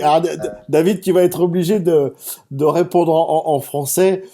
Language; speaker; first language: French; native; French